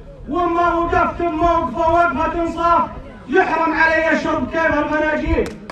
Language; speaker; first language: Arabic; native; Arabic